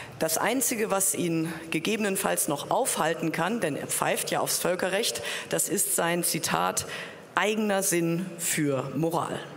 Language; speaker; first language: German; native; German